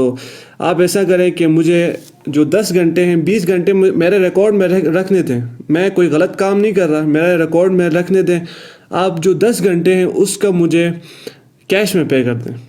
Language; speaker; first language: Urdu; non-native, local second language; Punjabi